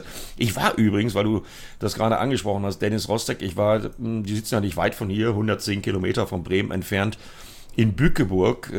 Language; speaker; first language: German; native; German